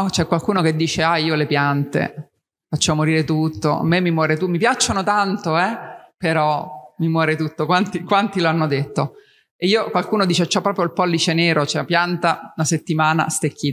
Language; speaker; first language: Italian; native; Italian